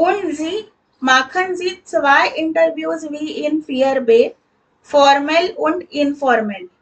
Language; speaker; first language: German; non-native, fluent; Hindi